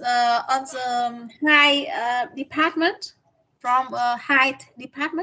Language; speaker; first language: English; non-native, learner; Vietnamese